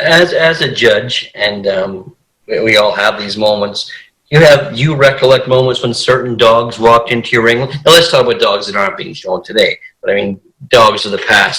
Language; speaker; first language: English; native; English